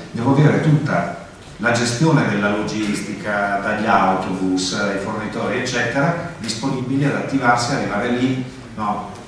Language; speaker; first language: Italian; early bilingual, heritage; Italian